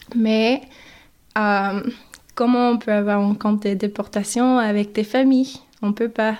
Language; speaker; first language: French; non-native, fluent; English